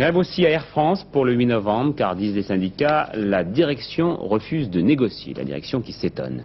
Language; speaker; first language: French; native; French